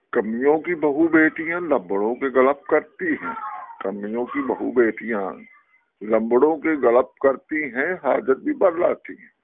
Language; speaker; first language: Urdu; native; Urdu